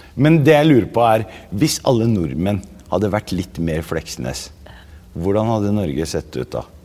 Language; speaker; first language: Norwegian; early bilingual, other home language; Arabic